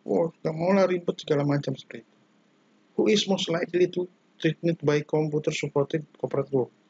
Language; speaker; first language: English; non-native, learner; Indonesian